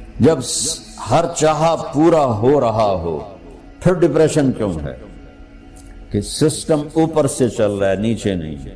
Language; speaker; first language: Urdu; non-native, local second language; Punjabi